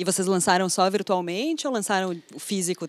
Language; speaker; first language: Portuguese; native; Portuguese